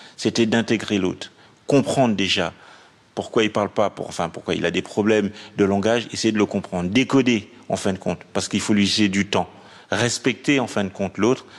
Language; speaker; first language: French; native; French